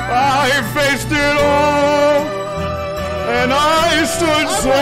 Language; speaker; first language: English; native; English